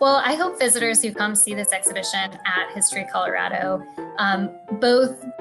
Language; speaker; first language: English; native; English